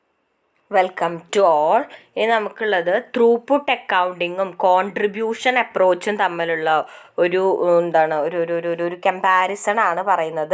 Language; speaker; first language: Malayalam; native; Malayalam